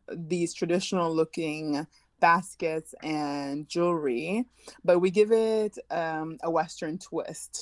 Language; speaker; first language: English; early bilingual, other home language; French